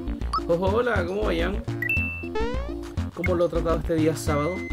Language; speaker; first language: Spanish; native; Spanish